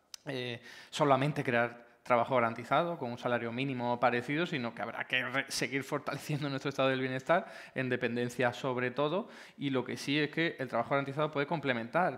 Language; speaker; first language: Spanish; native; Spanish